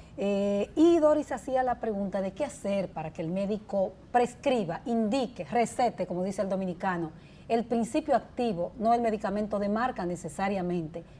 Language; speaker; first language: Spanish; native; Spanish